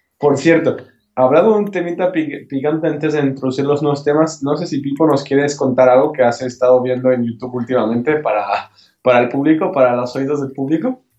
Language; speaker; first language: Spanish; non-native, fluent; French